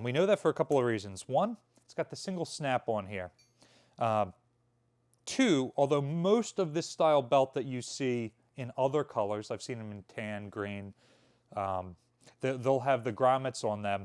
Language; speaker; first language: English; native; English